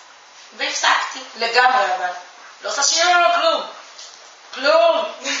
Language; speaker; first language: Hebrew; non-native, fluent; Japanese